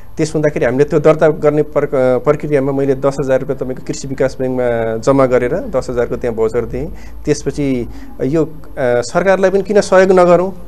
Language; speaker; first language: Nepali; native; Nepali